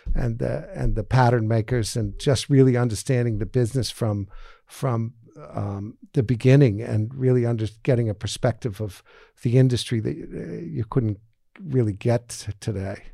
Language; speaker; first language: English; native; English